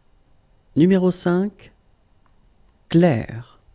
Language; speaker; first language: French; native; French